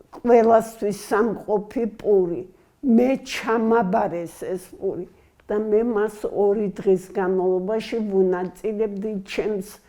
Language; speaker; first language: Georgian; native; Georgian